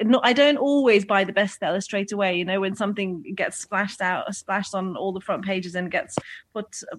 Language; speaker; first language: English; non-native, fluent; Russian